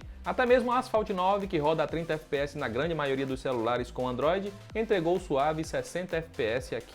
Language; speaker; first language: Portuguese; native; Portuguese